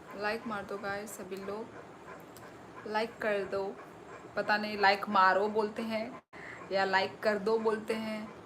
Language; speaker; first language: Hindi; non-native, local second language; Kok Borok